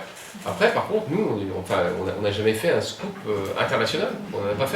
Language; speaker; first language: French; native; French